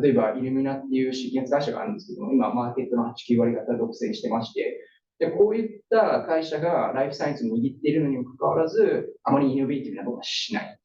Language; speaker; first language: Japanese; native; Japanese